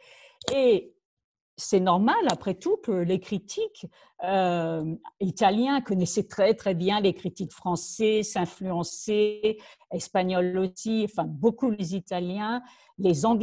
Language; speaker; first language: French; native; French